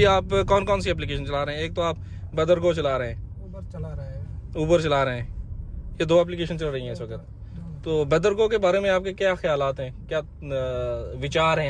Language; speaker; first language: Hindi; native; Hindi